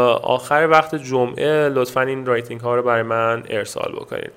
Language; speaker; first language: Persian; native; Persian